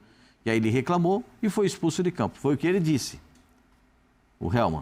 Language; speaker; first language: Portuguese; native; Portuguese